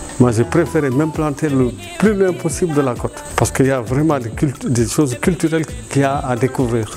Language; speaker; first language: French; non-native, local second language; Fula